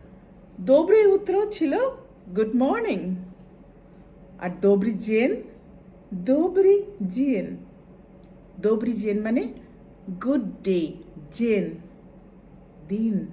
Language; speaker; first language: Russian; non-native, fluent; Bangla